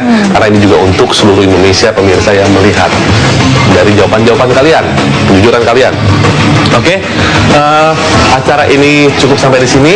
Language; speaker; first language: Indonesian; native; Indonesian